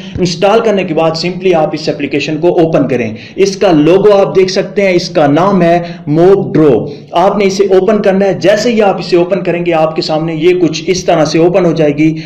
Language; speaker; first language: Urdu; non-native, local second language; Punjabi